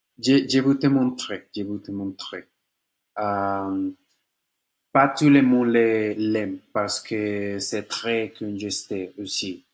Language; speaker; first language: French; non-native, learner; Spanish